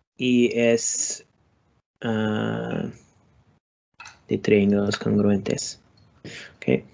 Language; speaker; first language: Spanish; non-native, learner; English